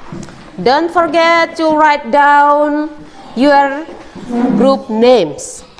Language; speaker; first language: English; non-native, learner; Indonesian